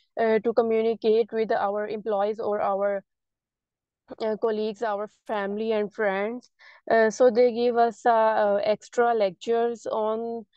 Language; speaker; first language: English; non-native, local second language; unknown